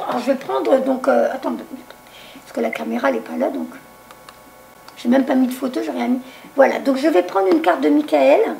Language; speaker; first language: French; native; French